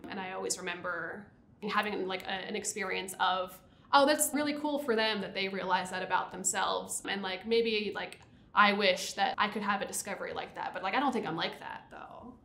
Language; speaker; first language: English; native; English